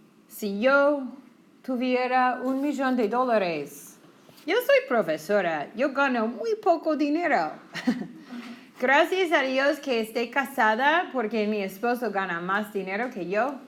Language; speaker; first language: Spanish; non-native, fluent; English